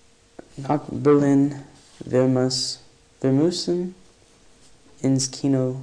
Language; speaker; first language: German; non-native, learner; English